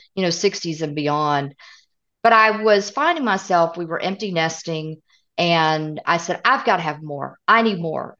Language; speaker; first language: English; native; English